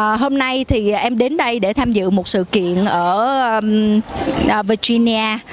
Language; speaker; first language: Vietnamese; early bilingual, heritage; Vietnamese